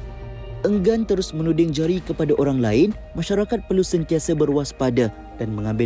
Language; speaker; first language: Malay; native; Malay